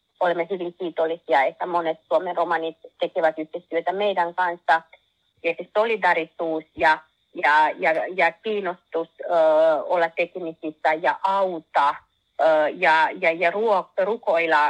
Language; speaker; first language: Finnish; non-native, learner; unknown